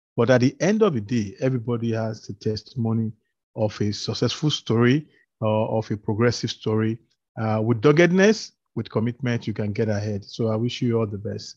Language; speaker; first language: English; non-native, local second language; Yoruba